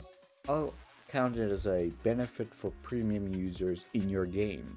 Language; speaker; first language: English; native; English